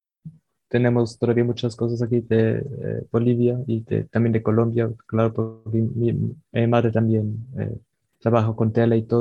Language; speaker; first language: Spanish; early bilingual, heritage; Spanish